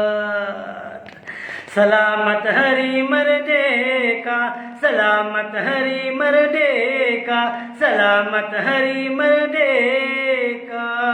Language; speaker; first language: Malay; non-native, learner; Urdu